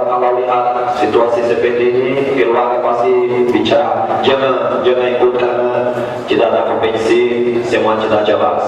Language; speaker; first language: Indonesian; non-native, fluent; Portuguese